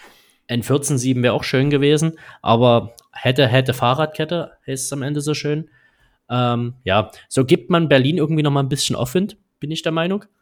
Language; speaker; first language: German; native; German